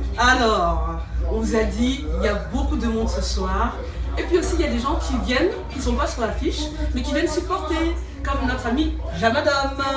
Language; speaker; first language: French; native; French